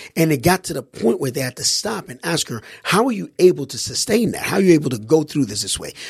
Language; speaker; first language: English; early bilingual, other home language; Haitian Creole